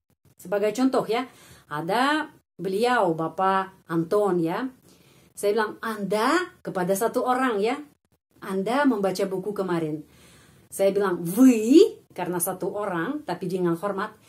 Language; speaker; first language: Indonesian; non-native, fluent; Russian